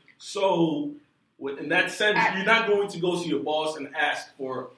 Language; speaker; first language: English; non-native, local second language; Akan